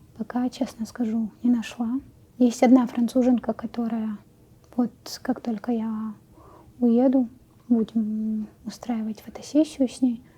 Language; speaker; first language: Russian; non-native, local second language; Chechen